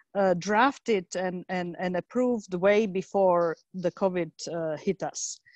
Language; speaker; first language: English; non-native, fluent; Slovak